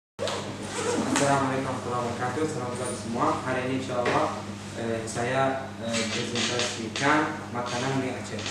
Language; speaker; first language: Indonesian; non-native, learner; Arabic